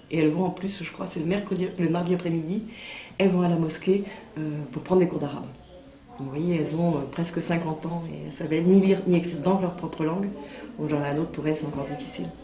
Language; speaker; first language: French; native; French